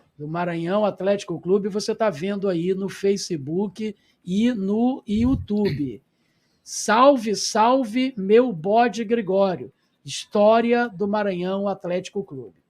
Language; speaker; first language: Portuguese; native; Portuguese